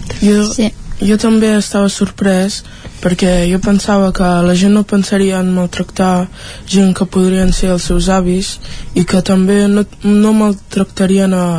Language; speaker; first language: Catalan; early bilingual, other home language; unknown